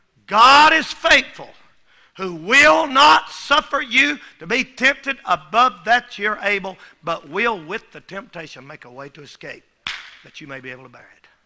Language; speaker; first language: English; native; English